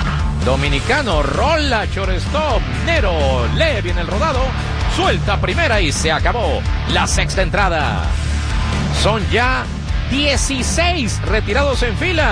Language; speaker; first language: Spanish; native; Spanish